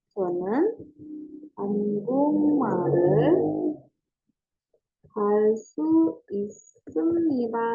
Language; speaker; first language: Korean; non-native, learner; Indonesian